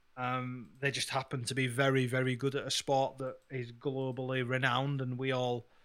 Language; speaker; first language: English; native; English